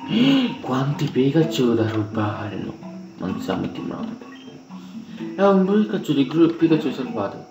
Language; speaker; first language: Italian; native; Italian